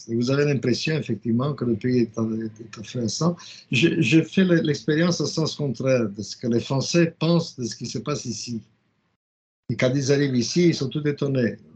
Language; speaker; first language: French; non-native, fluent; Romanian